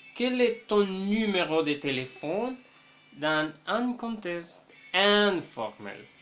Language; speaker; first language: French; non-native, fluent; Spanish